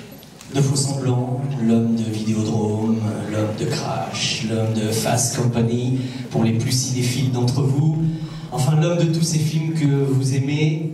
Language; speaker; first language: French; native; French